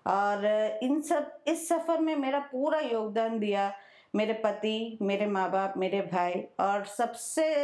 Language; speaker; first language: Hindi; non-native, local second language; Malayalam